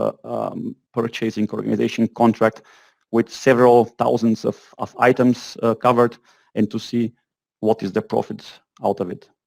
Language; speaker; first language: English; non-native, fluent; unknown